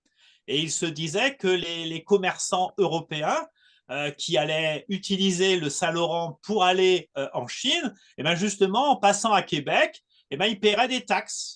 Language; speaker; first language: French; native; French